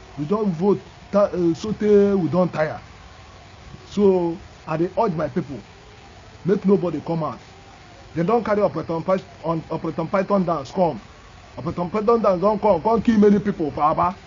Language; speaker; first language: Nigerian Pidgin; non-native, local second language; Igbo